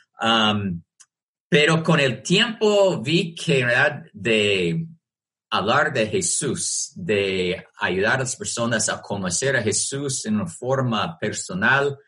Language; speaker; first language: Spanish; non-native, fluent; English